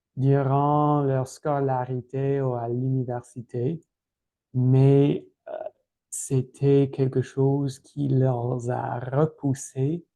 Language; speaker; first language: French; non-native, fluent; English